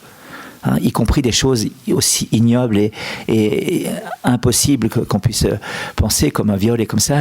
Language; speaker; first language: French; native; French